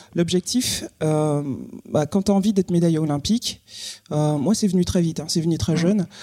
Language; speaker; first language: French; native; French